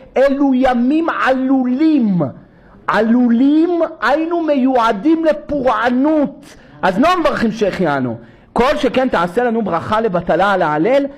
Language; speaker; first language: Hebrew; native; Hebrew